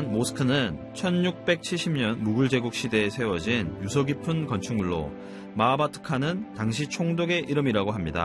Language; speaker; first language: Korean; native; Korean